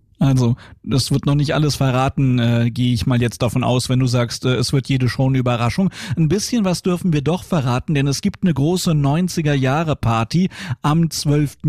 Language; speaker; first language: German; native; German